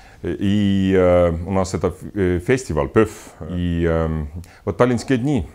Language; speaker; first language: Russian; non-native, local second language; Estonian